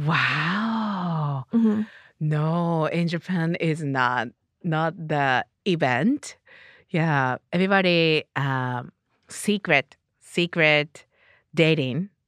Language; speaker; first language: English; non-native, learner; Japanese